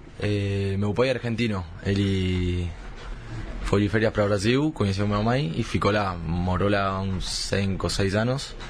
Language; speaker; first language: Portuguese; early bilingual, heritage; Spanish